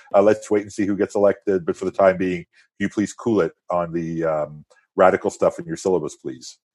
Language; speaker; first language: English; non-native, fluent; French